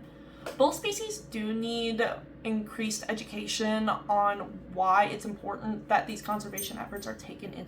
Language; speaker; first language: English; native; English